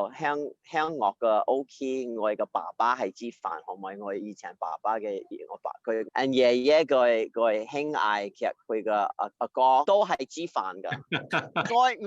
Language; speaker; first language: Cantonese; early bilingual, heritage; Cantonese